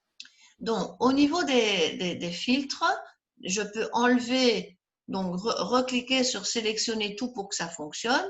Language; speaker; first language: French; native; French